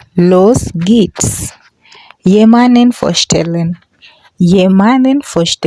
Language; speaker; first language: German; non-native, learner; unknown